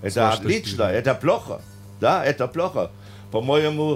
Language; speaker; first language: Russian; non-native, fluent; German